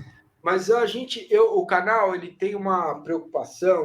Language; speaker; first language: Portuguese; native; Portuguese